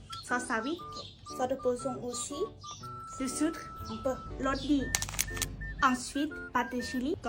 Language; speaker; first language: French; non-native, learner; Thai